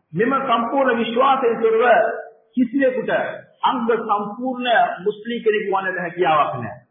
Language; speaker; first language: Sinhala; non-native, local second language; Tamil